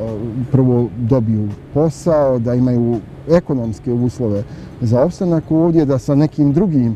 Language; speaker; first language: Bosnian; native; Bosnian